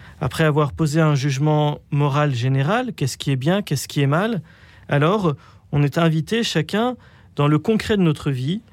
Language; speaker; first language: French; native; French